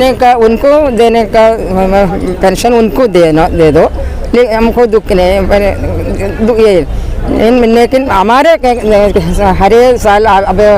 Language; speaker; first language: Hindi; non-native, local second language; Malayalam